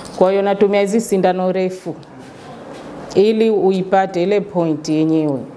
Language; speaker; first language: Swahili; native; Swahili